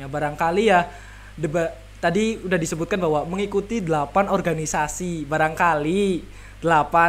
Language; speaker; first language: Indonesian; native; Indonesian